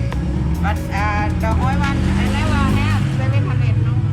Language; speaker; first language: English; non-native, learner; Thai